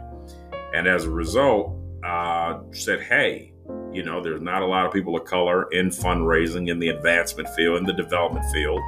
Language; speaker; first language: English; native; English